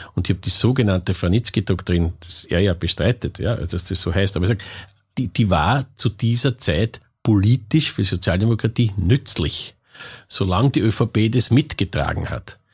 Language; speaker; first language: German; native; German